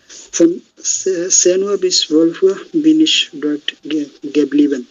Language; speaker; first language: German; non-native, learner; Bangla